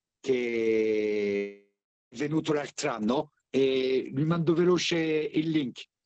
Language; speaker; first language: Italian; early bilingual, heritage; French